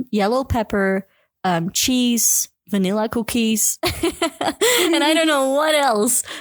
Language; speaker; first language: English; non-native, fluent; Dutch